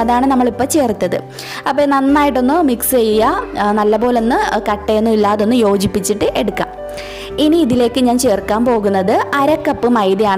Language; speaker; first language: Malayalam; native; Malayalam